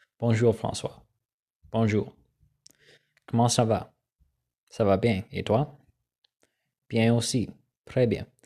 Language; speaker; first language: French; non-native, learner; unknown